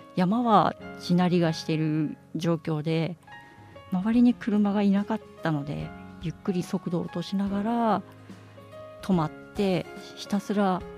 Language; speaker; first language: Japanese; native; Japanese